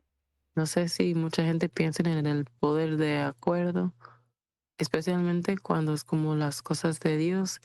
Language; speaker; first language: Spanish; non-native, fluent; English